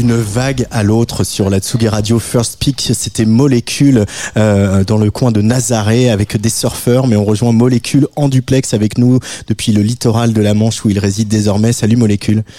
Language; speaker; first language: French; native; French